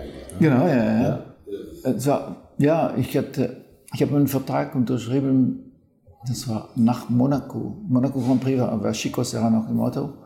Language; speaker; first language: German; non-native, fluent; French